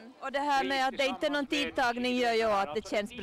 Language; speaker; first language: Swedish; native; Swedish